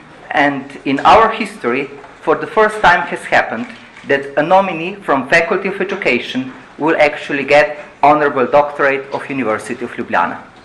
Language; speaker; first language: English; non-native, fluent; Slovenian